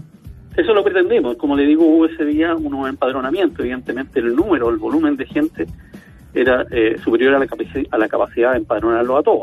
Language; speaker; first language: Spanish; native; Spanish